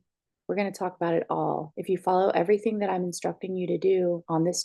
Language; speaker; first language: English; native; English